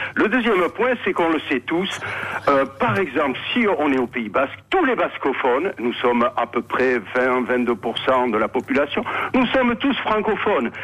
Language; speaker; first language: French; non-native, local second language; Basque